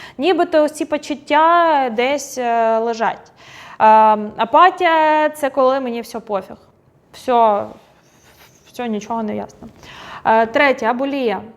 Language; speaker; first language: Ukrainian; non-native, local second language; Russian